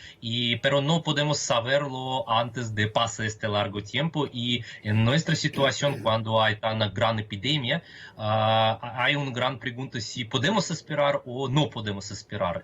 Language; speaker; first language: Spanish; non-native, fluent; Russian